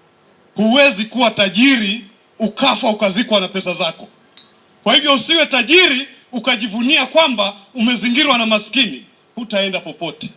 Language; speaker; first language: Swahili; non-native, local second language; Meru